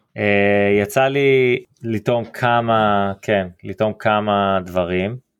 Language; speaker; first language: Hebrew; early bilingual, heritage; Hebrew